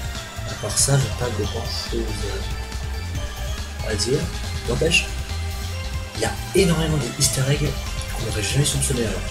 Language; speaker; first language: French; native; French